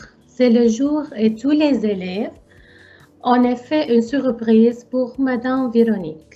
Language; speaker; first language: French; non-native, learner; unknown